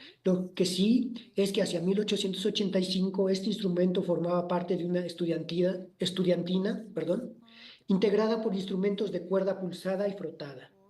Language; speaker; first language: Spanish; native; Spanish